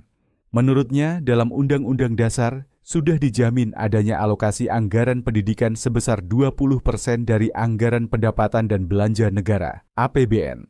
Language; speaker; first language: Indonesian; native; Indonesian